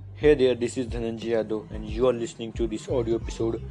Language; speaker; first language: English; non-native, local second language; Hindi